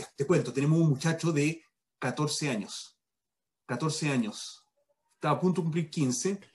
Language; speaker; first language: Spanish; early bilingual, heritage; Spanish